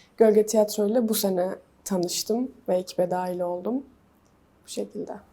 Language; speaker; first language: Turkish; non-native, local second language; Kurdish